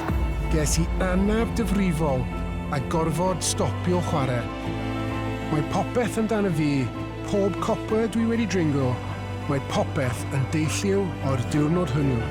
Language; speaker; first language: Welsh; non-native, local second language; English